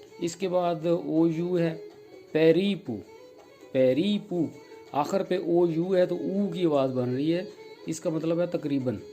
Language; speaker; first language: Urdu; non-native, local second language; Punjabi